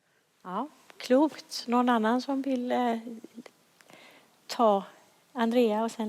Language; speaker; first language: Swedish; native; Swedish